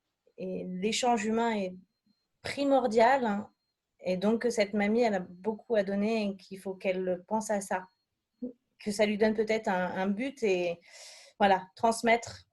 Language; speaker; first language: French; native; French